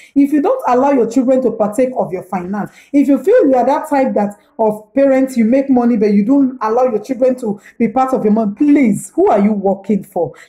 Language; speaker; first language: English; non-native, local second language; Igbo